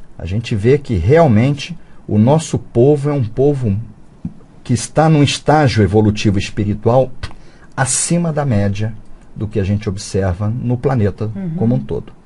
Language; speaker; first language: Portuguese; native; Portuguese